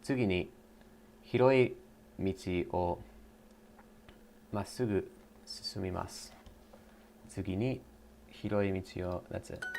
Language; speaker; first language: Japanese; non-native, learner; English